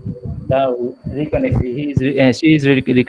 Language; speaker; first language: English; non-native, local second language; Bangla